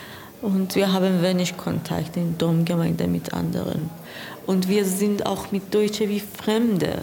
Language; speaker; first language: German; non-native, learner; Persian